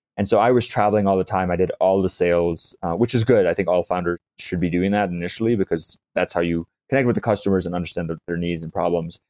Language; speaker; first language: English; native; English